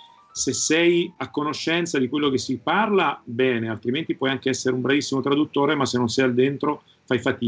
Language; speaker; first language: Italian; native; Italian